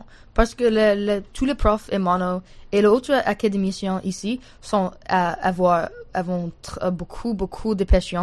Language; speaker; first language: French; non-native, learner; English